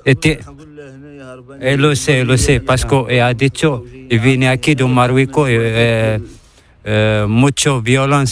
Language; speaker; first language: Spanish; non-native, learner; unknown